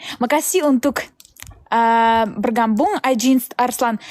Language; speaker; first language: Indonesian; non-native, learner; Russian